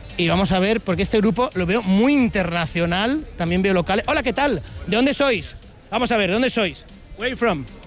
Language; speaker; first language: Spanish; native; Spanish